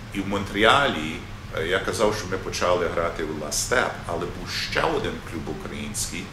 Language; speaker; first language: Ukrainian; early bilingual, other home language; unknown